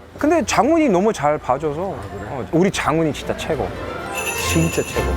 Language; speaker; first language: Korean; non-native, fluent; English